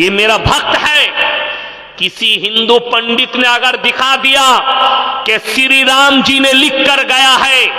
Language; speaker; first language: Hindi; non-native, local second language; Bangla